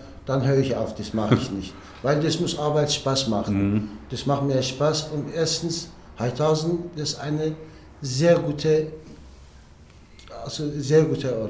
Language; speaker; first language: German; non-native, learner; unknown